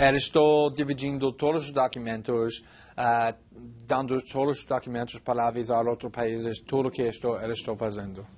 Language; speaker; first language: Portuguese; non-native, fluent; English